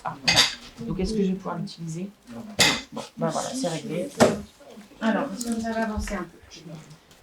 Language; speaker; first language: French; native; French